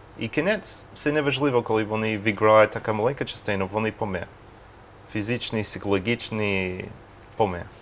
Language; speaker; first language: Ukrainian; non-native, learner; English